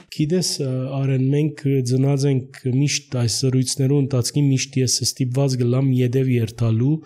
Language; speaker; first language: Armenian; early bilingual, heritage; Armenian